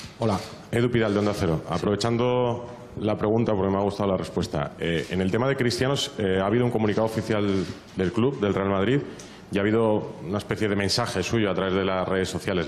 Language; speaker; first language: Spanish; native; Spanish